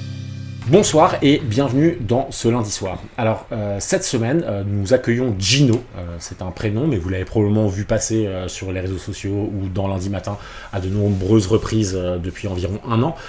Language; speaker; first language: French; native; French